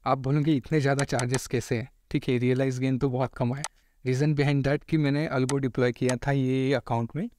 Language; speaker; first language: Hindi; non-native, local second language; Marathi